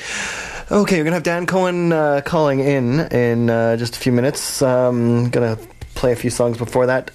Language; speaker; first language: English; native; English